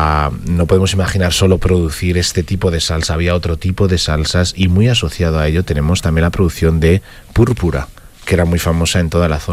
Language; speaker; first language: Spanish; native; Spanish